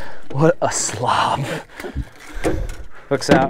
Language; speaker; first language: English; native; English